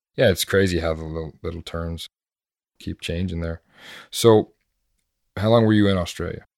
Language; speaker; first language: English; native; English